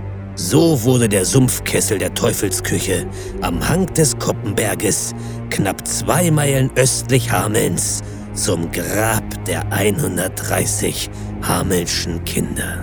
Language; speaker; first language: German; native; German